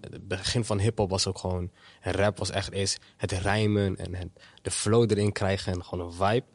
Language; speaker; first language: Dutch; early bilingual, other home language; Somali